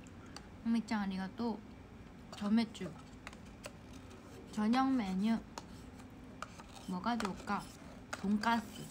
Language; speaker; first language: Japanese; non-native, fluent; Korean